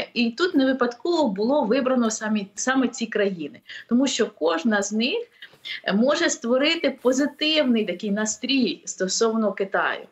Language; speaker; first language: Ukrainian; native; Ukrainian